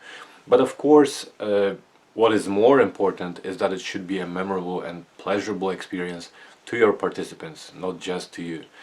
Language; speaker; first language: English; non-native, fluent; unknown